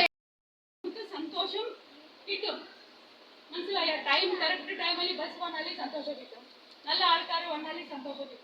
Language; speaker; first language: Malayalam; non-native, learner; Kannada